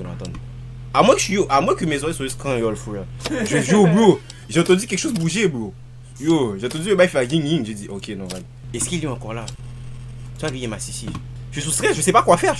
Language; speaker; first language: French; native; French